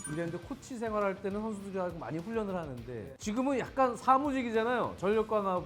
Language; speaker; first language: Korean; native; Korean